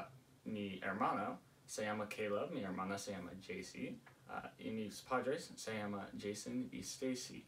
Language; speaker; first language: Spanish; non-native, learner; English